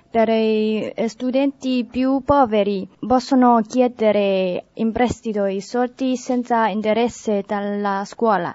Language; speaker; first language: Italian; non-native, learner; Chinese